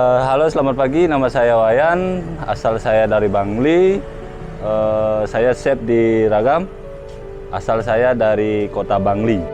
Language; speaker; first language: Indonesian; non-native, local second language; Balinese